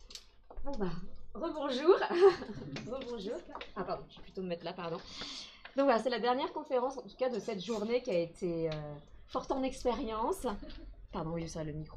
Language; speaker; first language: French; native; French